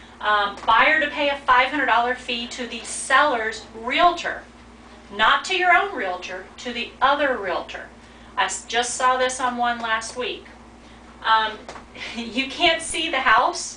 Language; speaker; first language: English; native; English